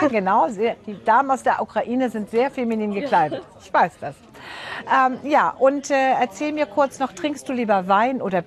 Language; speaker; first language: German; native; German